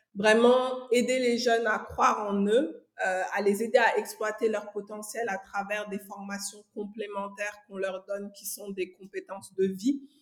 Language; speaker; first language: French; non-native, local second language; Wolof